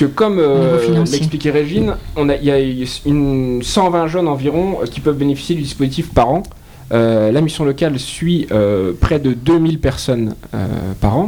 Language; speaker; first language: French; native; French